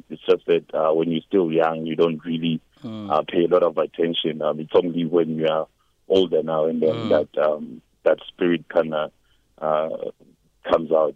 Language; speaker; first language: English; non-native, local second language; Zulu